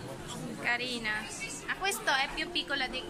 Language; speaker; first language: Italian; non-native, learner; Filipino